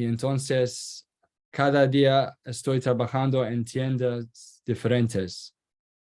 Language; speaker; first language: Spanish; non-native, learner; Kurdish